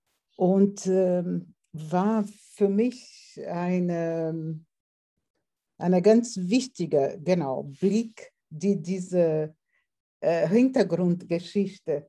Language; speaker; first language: German; non-native, fluent; Portuguese